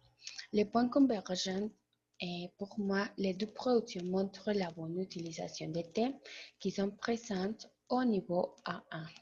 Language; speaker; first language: French; non-native, learner; Spanish